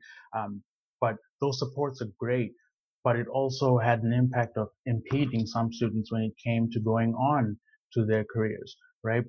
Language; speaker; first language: English; non-native, local second language; Shona